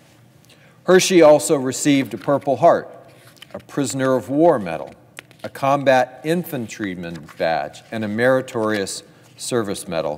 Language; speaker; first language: English; native; English